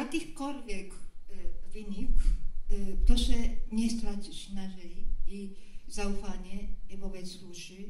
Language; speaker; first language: Polish; non-native, fluent; Japanese